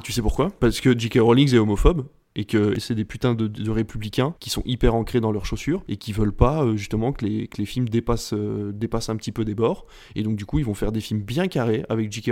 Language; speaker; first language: French; native; French